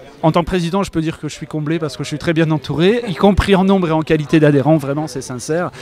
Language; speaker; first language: French; native; French